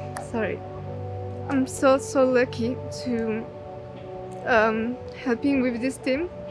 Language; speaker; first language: English; non-native, learner; French